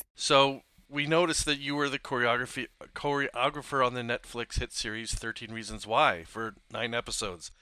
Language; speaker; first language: English; native; English